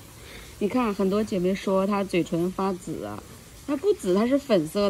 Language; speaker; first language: Chinese; native; Chinese